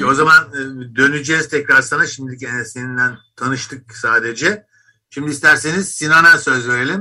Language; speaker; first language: Turkish; native; Turkish